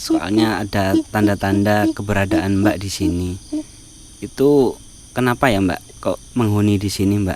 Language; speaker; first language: Indonesian; native; Indonesian